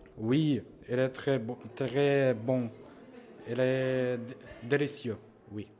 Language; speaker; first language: French; non-native, learner; Ukrainian